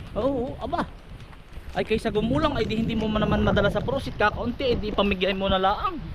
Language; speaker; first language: Filipino; native; Filipino